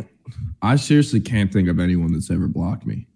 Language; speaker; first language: English; native; English